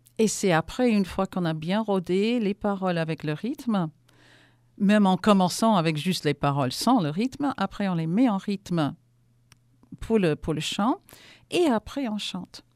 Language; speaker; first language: French; non-native, fluent; English